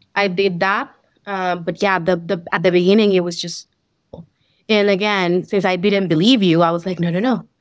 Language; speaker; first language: English; non-native, fluent; Spanish